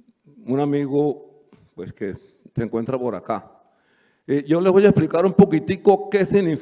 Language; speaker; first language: Spanish; native; Spanish